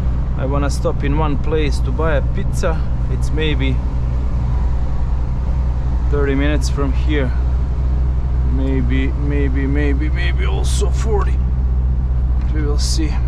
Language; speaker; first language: English; non-native, learner; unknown